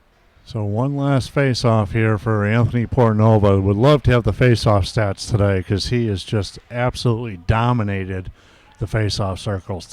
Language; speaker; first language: English; native; English